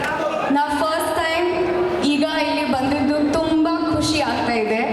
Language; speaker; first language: Kannada; non-native, learner; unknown